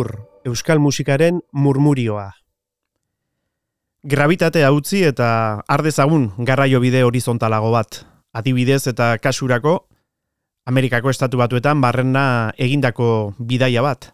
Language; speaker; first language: Basque; native; Basque